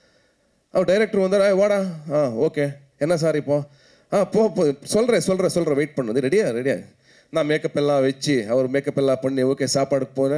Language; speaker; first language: Tamil; non-native, local second language; Kannada